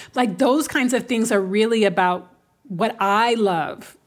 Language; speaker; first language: English; native; English